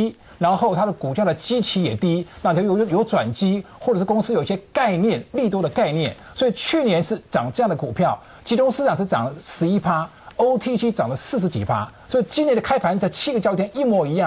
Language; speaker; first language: Chinese; native; Chinese